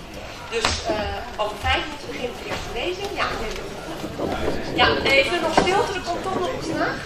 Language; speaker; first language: Dutch; native; Dutch